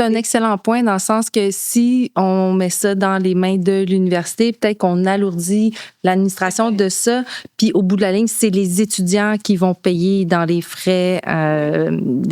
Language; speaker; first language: French; native; French